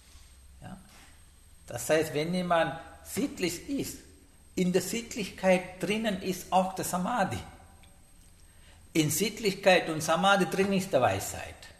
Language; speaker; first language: German; non-native, learner; Sinhala